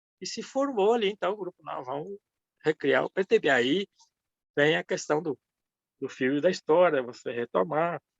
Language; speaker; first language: Portuguese; early bilingual, other home language; Japanese